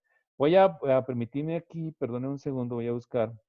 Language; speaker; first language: Spanish; native; Spanish